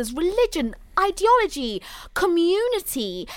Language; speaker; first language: English; non-native, local second language; Swahili